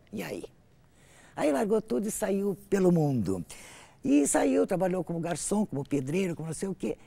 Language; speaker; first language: Portuguese; native; Portuguese